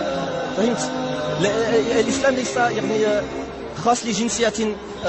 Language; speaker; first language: Arabic; non-native, fluent; Italian